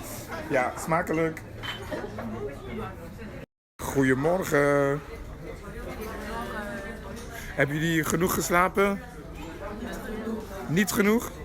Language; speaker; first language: Dutch; non-native, learner; French